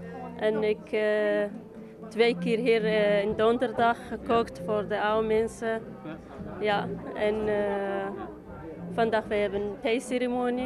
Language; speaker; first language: Dutch; non-native, learner; Kurdish